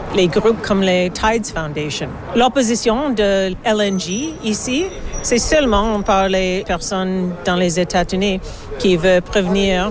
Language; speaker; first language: French; non-native, local second language; English